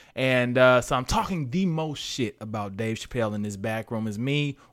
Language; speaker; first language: English; native; English